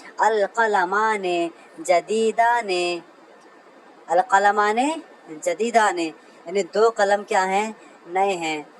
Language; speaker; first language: Urdu; native; Urdu